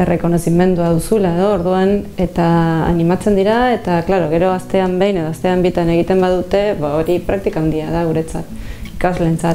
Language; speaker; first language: Basque; non-native, fluent; Spanish